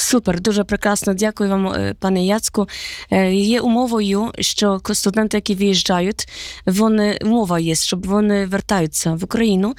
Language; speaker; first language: Polish; non-native, learner; Ukrainian